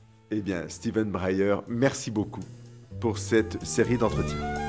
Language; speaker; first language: French; native; French